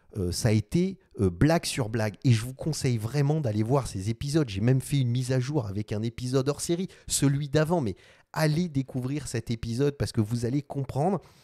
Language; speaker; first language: French; native; French